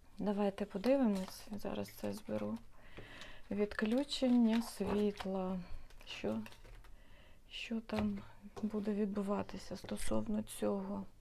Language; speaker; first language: Ukrainian; non-native, local second language; Russian